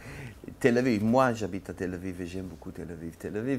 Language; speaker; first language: French; non-native, learner; Hebrew